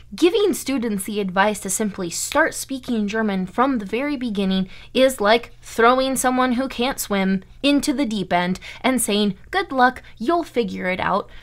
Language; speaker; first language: English; native; English